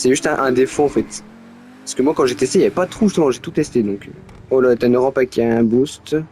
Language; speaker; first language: French; native; French